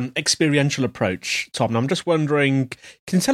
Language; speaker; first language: English; native; English